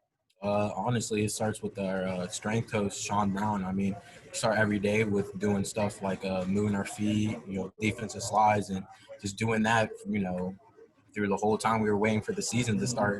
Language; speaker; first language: English; native; English